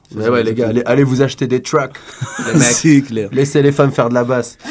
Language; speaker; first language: French; native; French